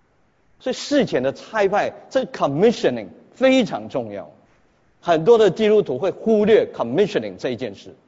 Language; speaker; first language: Chinese; native; Chinese